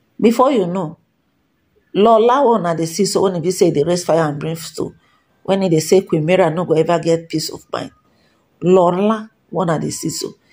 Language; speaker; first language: Nigerian Pidgin; non-native, local second language; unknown